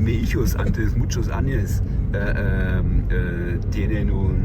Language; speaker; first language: Spanish; non-native, learner; German